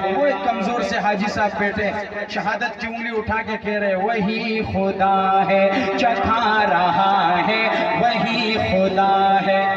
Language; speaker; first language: Urdu; non-native, local second language; Pashto